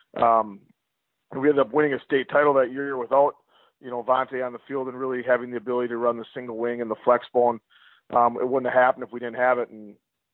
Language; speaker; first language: English; native; English